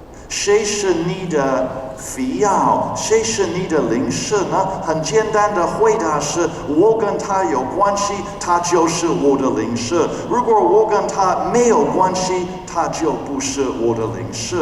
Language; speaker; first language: Chinese; non-native, fluent; English